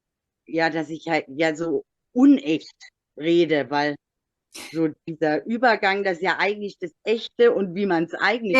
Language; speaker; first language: German; native; German